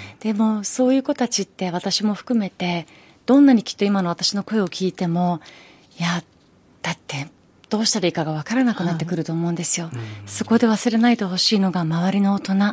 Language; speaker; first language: Japanese; early bilingual, other home language; Persian